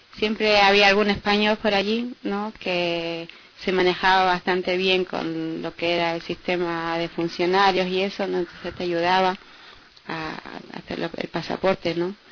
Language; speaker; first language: Spanish; early bilingual, heritage; Spanish